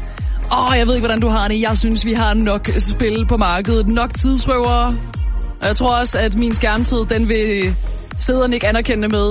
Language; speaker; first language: Danish; native; Danish